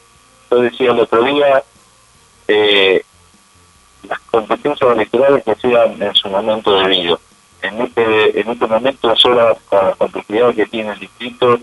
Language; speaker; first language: Spanish; native; Spanish